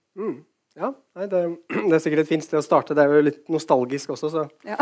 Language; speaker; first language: Norwegian; native; Norwegian